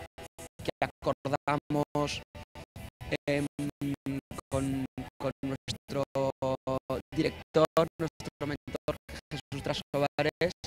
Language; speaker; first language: Spanish; native; Spanish